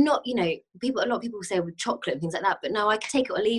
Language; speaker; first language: English; native; English